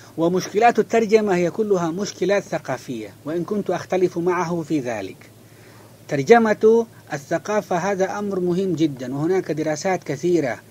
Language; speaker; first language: Arabic; non-native, fluent; Malay